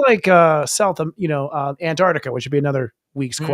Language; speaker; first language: English; native; English